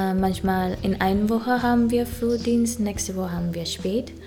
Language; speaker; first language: German; non-native, learner; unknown